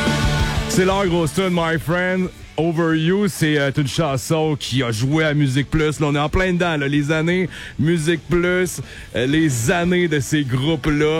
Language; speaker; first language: French; native; French